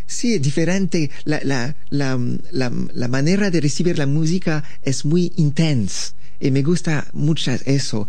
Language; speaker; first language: Spanish; non-native, learner; French